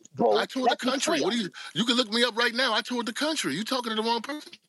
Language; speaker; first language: English; native; English